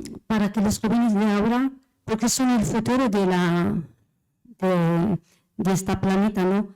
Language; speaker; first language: Spanish; non-native, fluent; Arabic